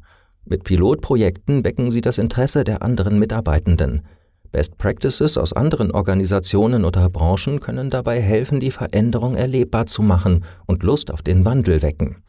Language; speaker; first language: German; native; German